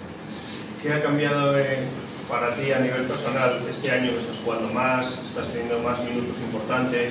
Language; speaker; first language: Spanish; native; Spanish